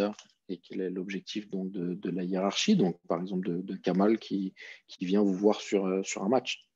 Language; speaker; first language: French; native; French